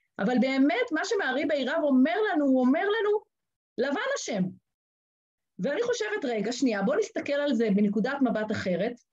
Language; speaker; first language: Hebrew; native; Hebrew